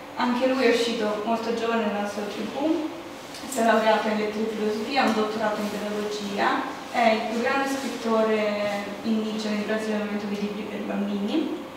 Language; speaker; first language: Italian; early bilingual, other home language; Portuguese